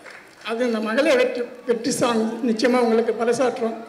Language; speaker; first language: Tamil; native; Tamil